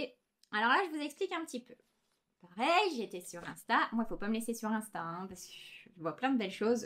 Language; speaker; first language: French; native; French